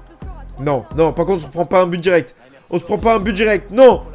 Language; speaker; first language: French; native; French